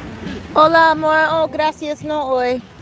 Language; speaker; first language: Spanish; non-native, learner; English